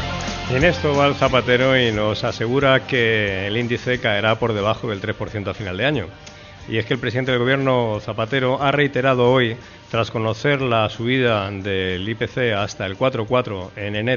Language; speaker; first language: Spanish; native; Spanish